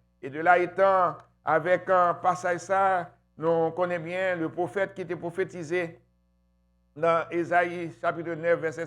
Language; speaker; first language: French; non-native, local second language; Haitian Creole